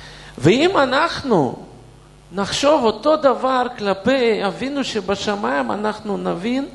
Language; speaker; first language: Hebrew; non-native, fluent; Russian